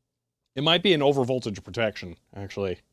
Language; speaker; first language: English; native; English